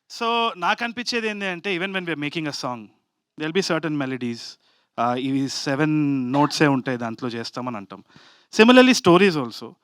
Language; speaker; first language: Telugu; native; Telugu